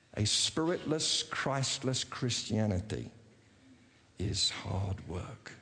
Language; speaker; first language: English; native; English